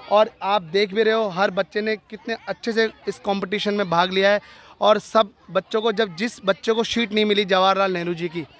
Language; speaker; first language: Hindi; native; Hindi